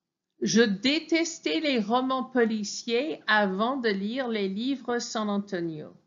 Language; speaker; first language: French; non-native, fluent; English